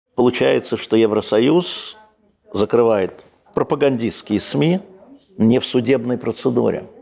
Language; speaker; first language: Russian; native; Russian